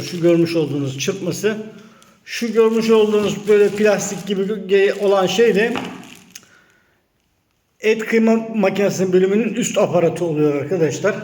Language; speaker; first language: Turkish; native; Turkish